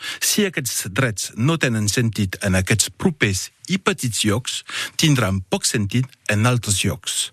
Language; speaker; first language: Catalan; non-native, local second language; French